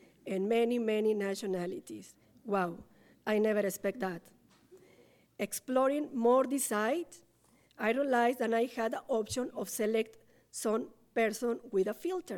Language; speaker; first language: English; non-native, learner; Spanish